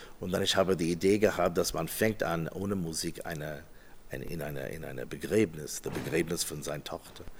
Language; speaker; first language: German; non-native, fluent; English